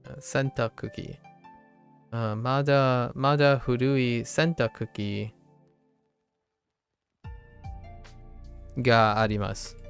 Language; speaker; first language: Japanese; non-native, learner; English